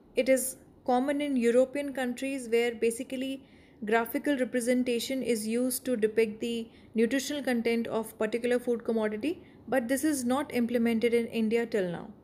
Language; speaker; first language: English; non-native, local second language; Hindi